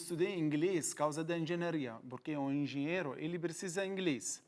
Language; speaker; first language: Portuguese; non-native, learner; Arabic